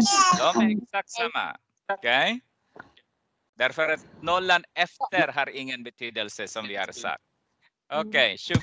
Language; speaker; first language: Swedish; non-native, fluent; Arabic